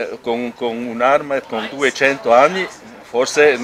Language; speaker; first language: Italian; non-native, local second language; German